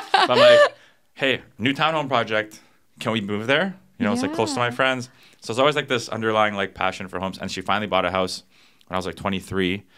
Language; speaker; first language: English; native; English